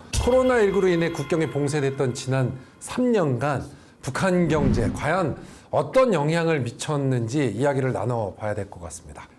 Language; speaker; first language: Korean; native; Korean